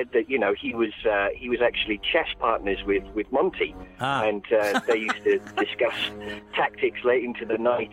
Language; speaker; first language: English; native; English